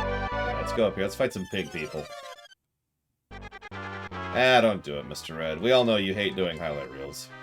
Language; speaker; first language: English; native; English